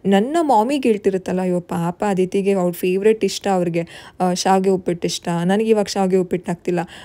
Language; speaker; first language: Kannada; native; Kannada